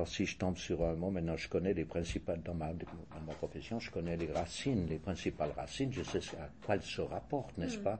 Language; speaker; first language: French; native; French